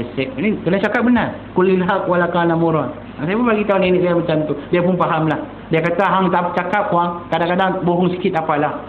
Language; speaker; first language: Malay; non-native, local second language; Tamil